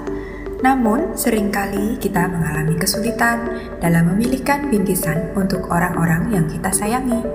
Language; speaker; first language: Indonesian; native; Indonesian